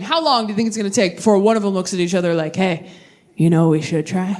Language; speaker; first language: English; native; English